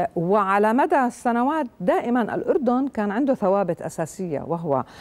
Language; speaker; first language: Arabic; native; Arabic